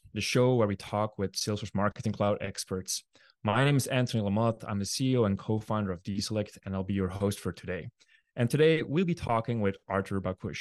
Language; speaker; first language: English; non-native, fluent; Dutch